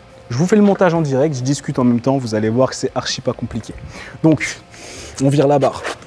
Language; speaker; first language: French; native; French